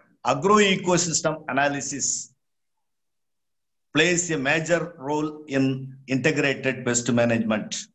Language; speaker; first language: English; non-native, local second language; Tamil